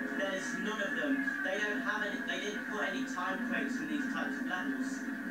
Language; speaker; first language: English; native; English